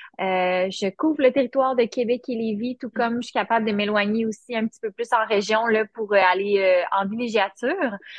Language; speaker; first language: French; native; French